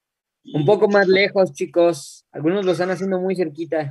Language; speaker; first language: Spanish; native; Spanish